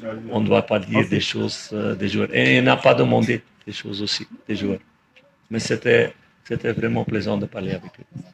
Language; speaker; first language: French; non-native, fluent; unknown